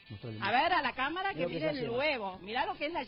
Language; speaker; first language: Spanish; native; Spanish